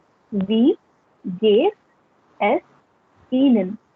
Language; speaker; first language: German; non-native, learner; Hindi